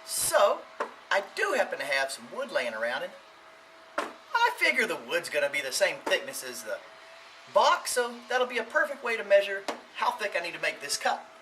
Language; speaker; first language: English; native; English